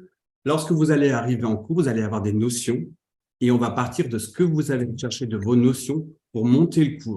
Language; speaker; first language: French; native; French